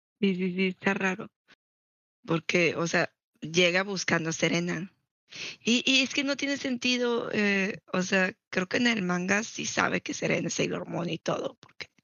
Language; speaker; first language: Spanish; native; Spanish